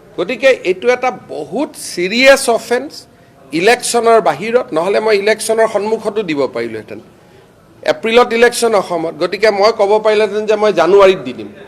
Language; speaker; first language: Assamese; native; Assamese